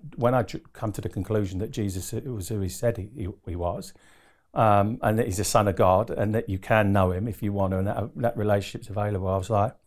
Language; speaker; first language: English; native; English